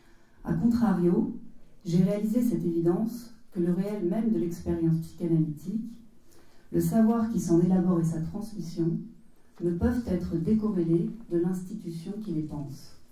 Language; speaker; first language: French; native; French